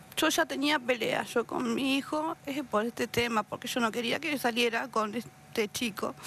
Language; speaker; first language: Spanish; native; Spanish